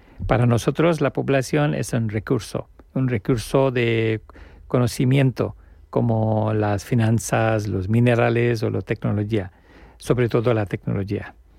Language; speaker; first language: Spanish; non-native, learner; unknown